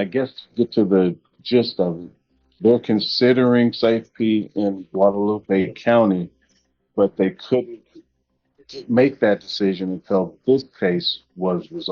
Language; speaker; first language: English; native; English